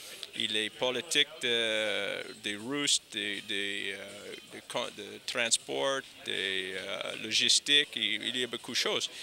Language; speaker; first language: French; non-native, learner; English